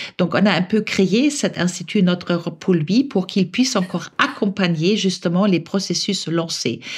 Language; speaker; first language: French; non-native, fluent; German